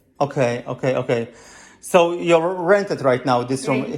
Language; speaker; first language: English; non-native, learner; Polish